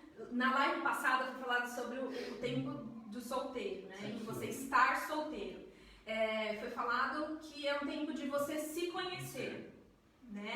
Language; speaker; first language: Portuguese; native; Portuguese